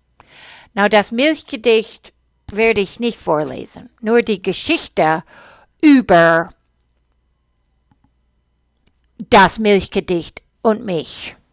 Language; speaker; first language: German; non-native, fluent; English